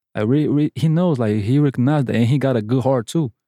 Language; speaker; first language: English; non-native, fluent; Portuguese